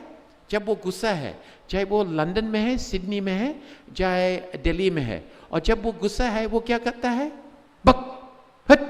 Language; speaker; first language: Hindi; non-native, fluent; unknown